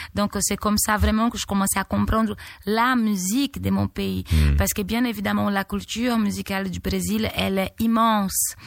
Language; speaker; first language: French; non-native, fluent; Portuguese